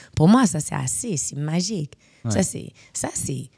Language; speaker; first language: French; native; French